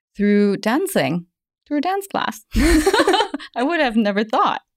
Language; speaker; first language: English; non-native, fluent; German